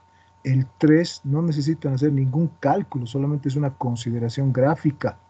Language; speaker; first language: Spanish; native; Spanish